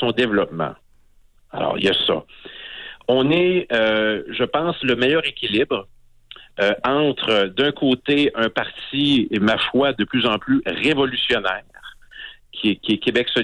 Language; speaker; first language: French; native; French